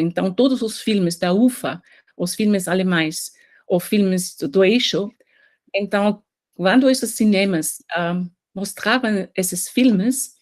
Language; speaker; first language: Portuguese; non-native, fluent; German